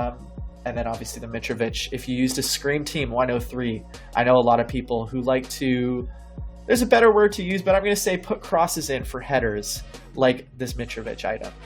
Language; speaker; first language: English; native; English